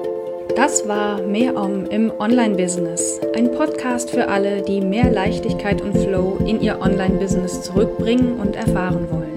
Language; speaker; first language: German; native; German